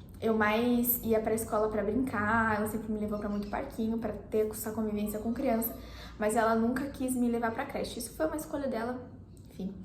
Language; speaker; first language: Portuguese; native; Portuguese